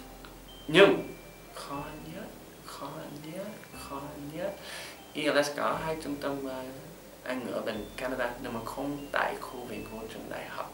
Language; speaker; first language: Vietnamese; non-native, fluent; English